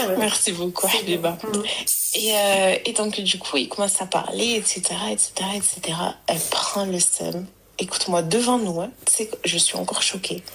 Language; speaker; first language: French; early bilingual, other home language; Arabic